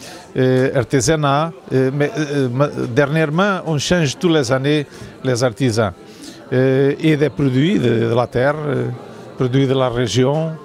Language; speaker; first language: French; non-native, learner; Portuguese